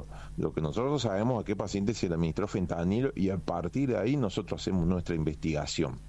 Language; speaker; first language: Spanish; native; Spanish